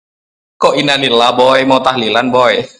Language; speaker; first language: Indonesian; native; Indonesian